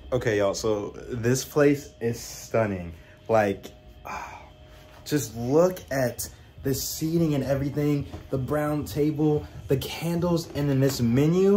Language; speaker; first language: English; native; English